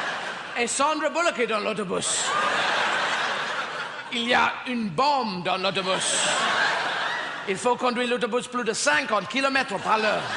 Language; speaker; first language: French; non-native, fluent; English